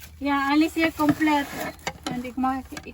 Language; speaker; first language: German; non-native, learner; Filipino